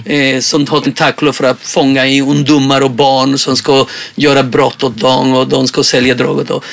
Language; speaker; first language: Swedish; non-native, fluent; Spanish